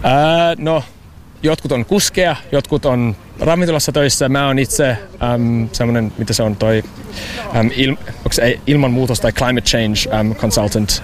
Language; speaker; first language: Finnish; non-native, fluent; English